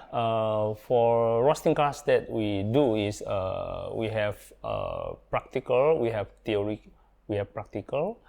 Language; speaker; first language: English; non-native, learner; Indonesian